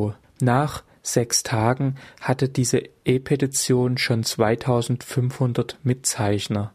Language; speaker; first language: German; native; German